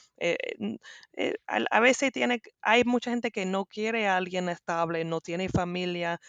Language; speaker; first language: Spanish; non-native, learner; English